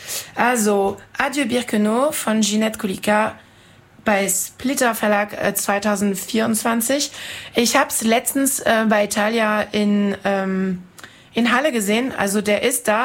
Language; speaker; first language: German; non-native, fluent; French